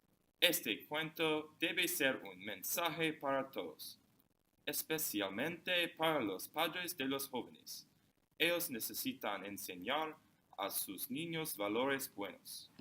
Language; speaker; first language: Spanish; non-native, learner; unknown